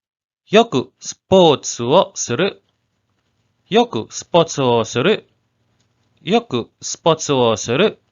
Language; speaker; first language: Japanese; non-native, learner; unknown